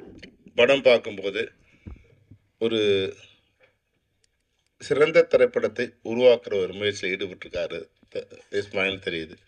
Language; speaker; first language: Tamil; native; Tamil